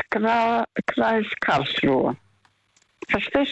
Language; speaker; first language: German; non-native, fluent; Russian